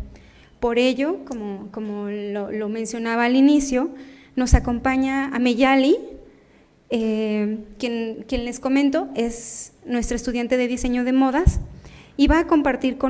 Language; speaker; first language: Spanish; native; Spanish